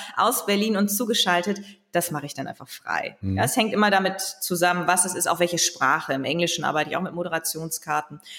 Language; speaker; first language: German; native; German